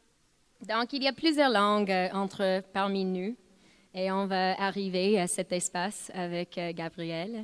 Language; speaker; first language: French; non-native, fluent; English